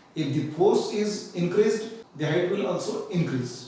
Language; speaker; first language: English; non-native, local second language; Marathi